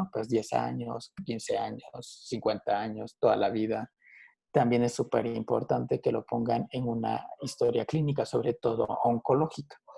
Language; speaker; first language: Spanish; native; Spanish